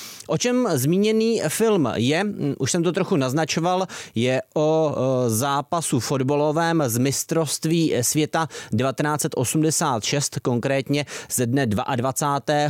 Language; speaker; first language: Czech; native; Czech